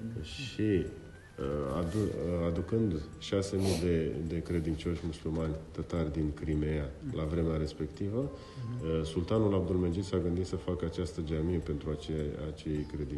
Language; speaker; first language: Romanian; non-native, local second language; Crimean Tatar